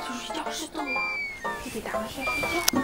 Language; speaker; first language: Chinese; native; Chinese